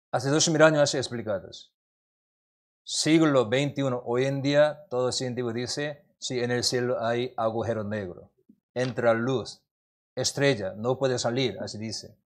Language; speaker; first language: Spanish; non-native, learner; Korean